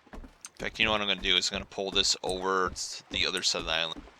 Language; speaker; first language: English; native; English